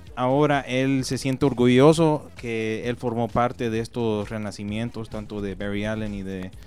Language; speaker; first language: Spanish; native; Spanish